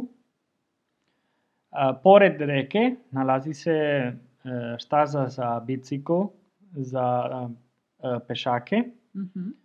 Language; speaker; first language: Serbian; non-native, fluent; Spanish